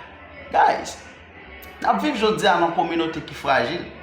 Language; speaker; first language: French; non-native, learner; Haitian Creole